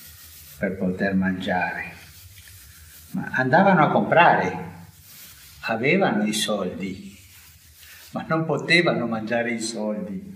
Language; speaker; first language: Italian; non-native, fluent; Spanish